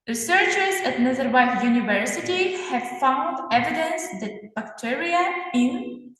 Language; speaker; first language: English; non-native, fluent; Kazakh